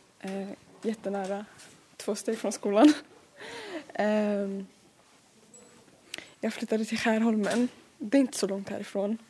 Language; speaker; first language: Swedish; early bilingual, other home language; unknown